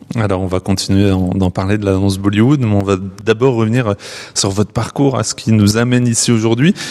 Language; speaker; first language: French; native; French